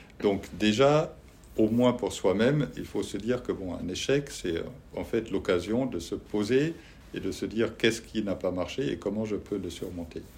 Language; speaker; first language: French; non-native, fluent; German